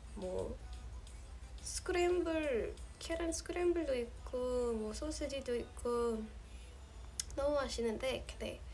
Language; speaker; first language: Korean; non-native, fluent; English